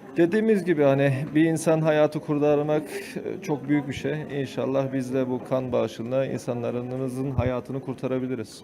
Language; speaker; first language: Turkish; early bilingual, heritage; Turkish